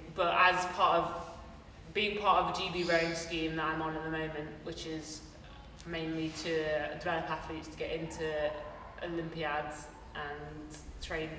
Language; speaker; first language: English; native; English